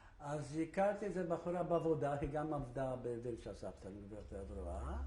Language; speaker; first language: Hebrew; non-native, fluent; Polish